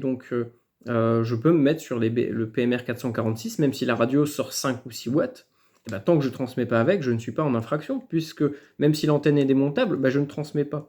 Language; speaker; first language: French; native; French